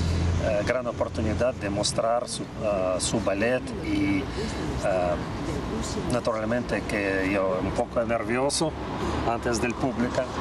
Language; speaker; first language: Spanish; non-native, learner; Russian